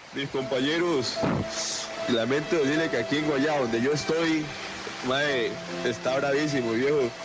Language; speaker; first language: Spanish; native; Spanish